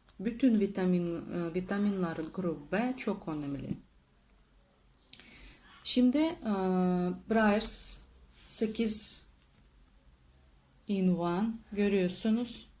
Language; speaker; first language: Turkish; non-native, learner; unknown